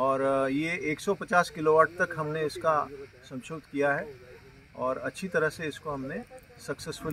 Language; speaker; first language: Hindi; non-native, local second language; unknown